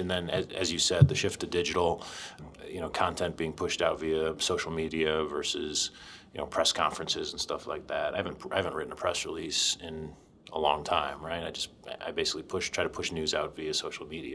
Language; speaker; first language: English; native; English